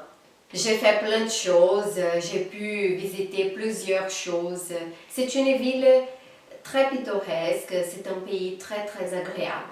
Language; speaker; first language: French; non-native, fluent; Portuguese